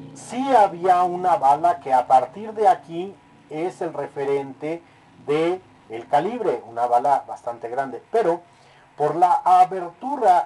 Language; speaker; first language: Spanish; native; Spanish